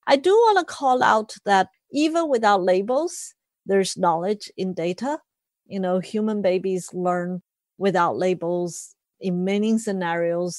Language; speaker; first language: English; non-native, fluent; Chinese